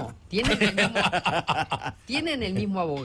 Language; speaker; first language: Spanish; native; Spanish